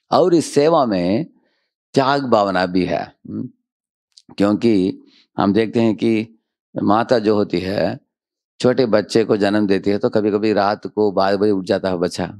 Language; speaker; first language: Hindi; non-native, local second language; Telugu